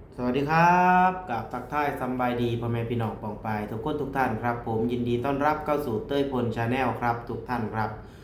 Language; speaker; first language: Thai; native; Thai